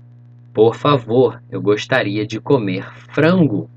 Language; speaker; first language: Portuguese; non-native, fluent; English